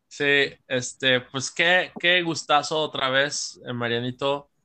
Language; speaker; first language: Spanish; native; Spanish